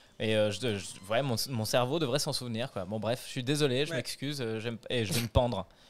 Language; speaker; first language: French; native; French